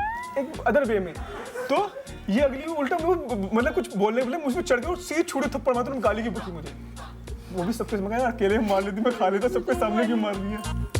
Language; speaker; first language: Hindi; native; Hindi